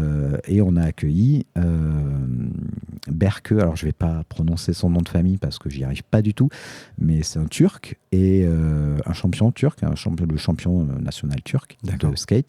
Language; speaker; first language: French; native; French